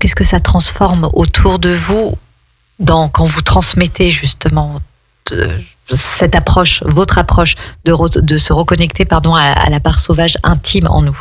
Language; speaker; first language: French; native; French